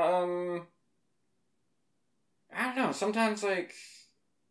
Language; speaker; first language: English; native; English